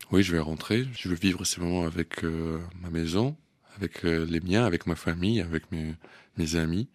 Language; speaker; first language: French; non-native, fluent; Russian